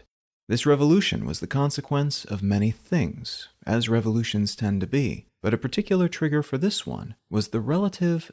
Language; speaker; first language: English; native; English